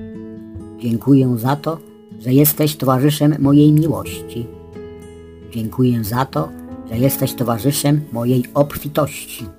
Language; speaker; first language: Polish; native; Polish